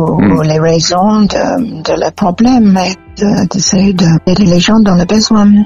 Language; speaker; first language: French; non-native, fluent; English